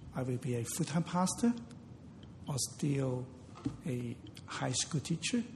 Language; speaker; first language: English; non-native, local second language; Cantonese